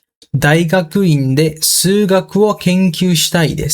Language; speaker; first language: Japanese; non-native, fluent; Sinhala